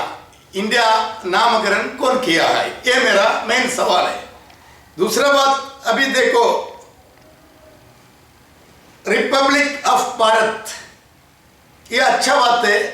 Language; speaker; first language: Hindi; non-native, local second language; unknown